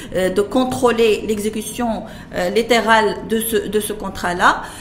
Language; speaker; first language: French; non-native, local second language; Arabic